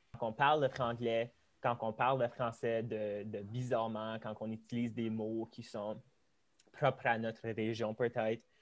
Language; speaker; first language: French; non-native, local second language; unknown